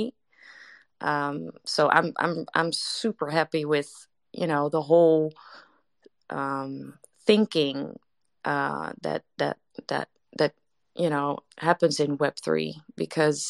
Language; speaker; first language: English; non-native, fluent; Dutch